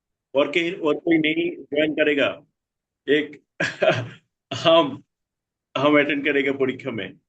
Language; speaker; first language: Hindi; non-native, learner; Bangla